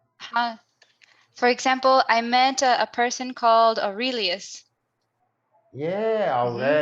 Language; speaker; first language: English; non-native, fluent; Spanish